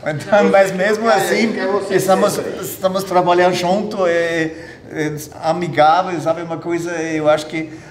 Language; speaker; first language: Portuguese; non-native, fluent; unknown